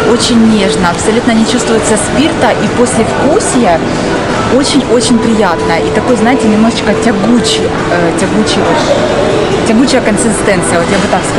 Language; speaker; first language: Russian; native; Russian